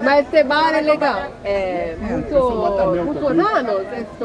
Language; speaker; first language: Portuguese; non-native, learner; English